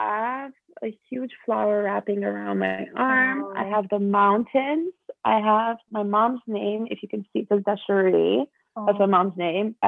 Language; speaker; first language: English; early bilingual, other home language; Albanian